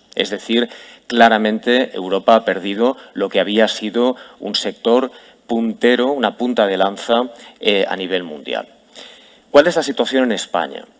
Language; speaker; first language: Spanish; native; Spanish